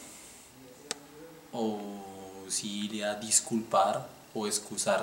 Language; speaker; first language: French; non-native, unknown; Spanish